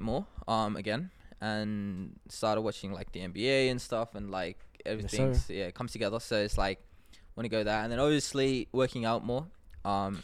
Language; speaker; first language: English; non-native, local second language; Sinhala